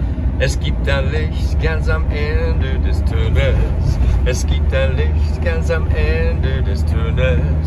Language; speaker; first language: German; non-native, fluent; English